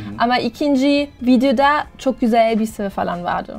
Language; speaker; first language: Turkish; non-native, learner; Spanish